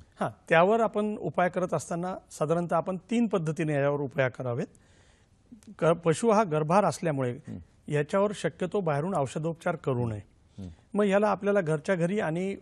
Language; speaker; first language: Marathi; native; Marathi